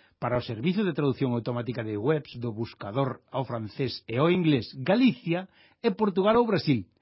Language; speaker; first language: Galician; native; Galician